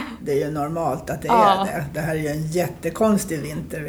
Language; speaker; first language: Swedish; native; Swedish